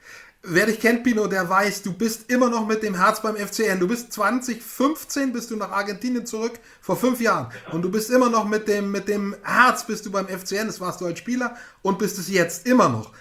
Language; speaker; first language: German; native; German